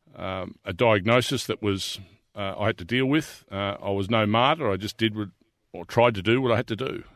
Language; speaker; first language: English; native; English